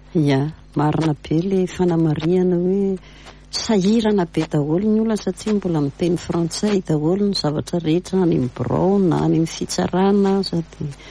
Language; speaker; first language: Malagasy; native; Malagasy